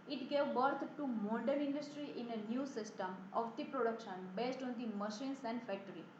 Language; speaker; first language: English; non-native, local second language; Gujarati